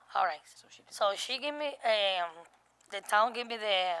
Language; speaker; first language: English; non-native, learner; Spanish